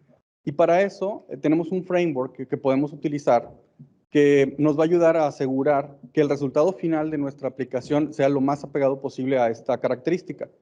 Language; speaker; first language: Spanish; native; Spanish